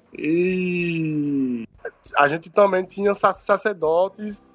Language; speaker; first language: Portuguese; non-native, fluent; Yoruba